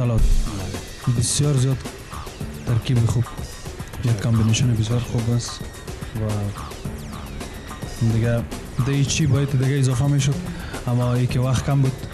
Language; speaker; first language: Persian; non-native, local second language; Pashto